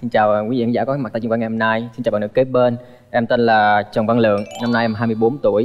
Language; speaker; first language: Vietnamese; native; Vietnamese